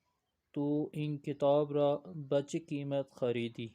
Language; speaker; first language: Persian; non-native, fluent; Urdu